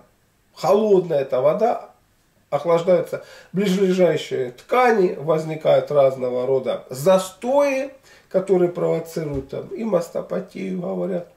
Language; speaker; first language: Russian; native; Russian